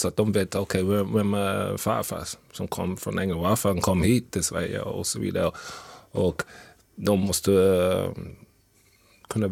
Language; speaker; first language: Swedish; non-native, fluent; English